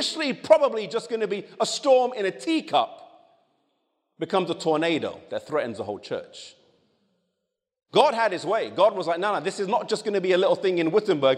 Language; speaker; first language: English; native; English